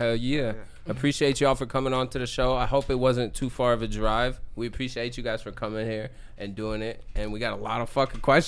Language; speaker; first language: English; native; English